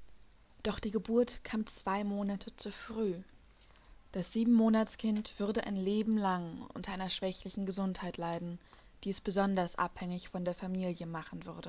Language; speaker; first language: German; native; German